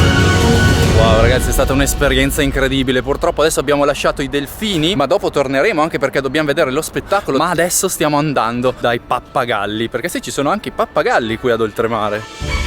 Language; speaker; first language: Italian; native; Italian